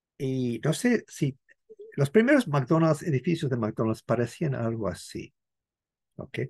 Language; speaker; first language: Spanish; non-native, fluent; English